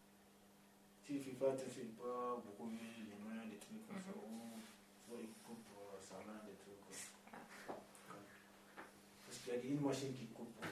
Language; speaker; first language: French; non-native, learner; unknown